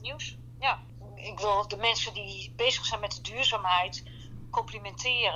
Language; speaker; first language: Dutch; native; Dutch